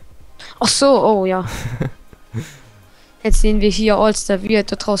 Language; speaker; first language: German; native; German